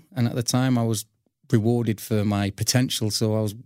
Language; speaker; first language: English; native; English